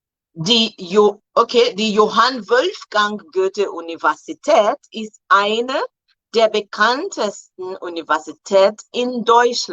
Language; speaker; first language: German; non-native, fluent; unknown